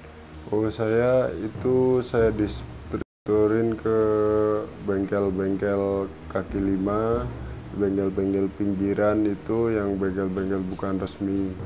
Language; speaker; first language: Indonesian; native; Indonesian